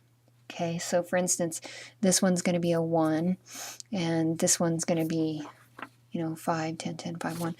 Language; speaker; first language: English; native; English